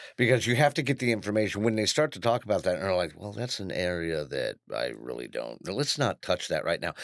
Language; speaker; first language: English; native; English